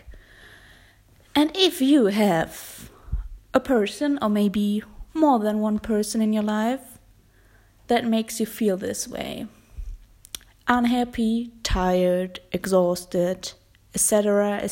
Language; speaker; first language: English; non-native, fluent; German